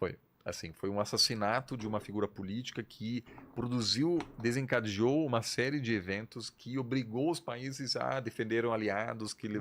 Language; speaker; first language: Portuguese; non-native, fluent; German